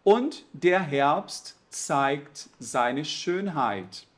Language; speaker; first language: German; non-native, fluent; Portuguese